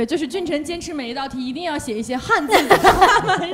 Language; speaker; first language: Chinese; native; Chinese